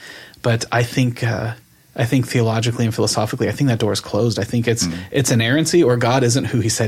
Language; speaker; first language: English; native; English